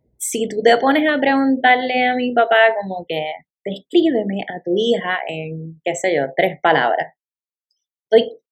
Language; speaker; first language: Spanish; native; Spanish